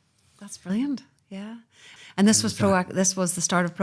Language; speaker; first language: English; native; English